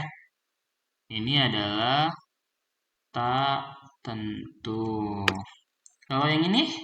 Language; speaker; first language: Indonesian; native; Indonesian